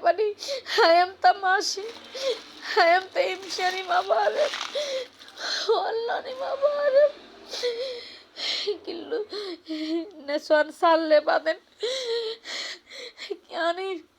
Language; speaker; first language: Arabic; non-native, learner; Bangla